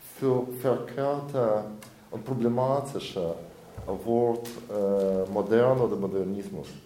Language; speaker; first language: German; non-native, fluent; Russian